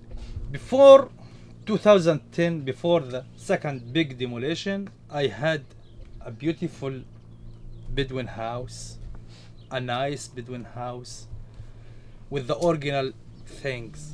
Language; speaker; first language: English; non-native, learner; Arabic